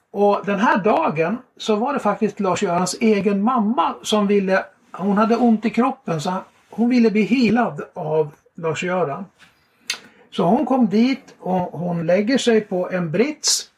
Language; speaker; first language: Swedish; native; Swedish